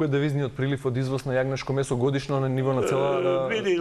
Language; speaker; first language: Macedonian; native; Macedonian